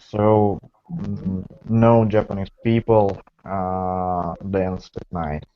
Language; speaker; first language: English; non-native, fluent; Russian